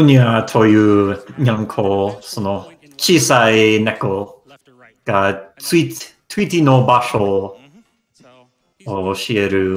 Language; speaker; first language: Japanese; non-native, learner; English